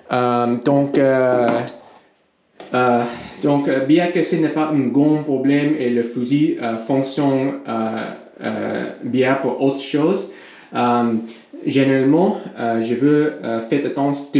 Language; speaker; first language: French; non-native, learner; English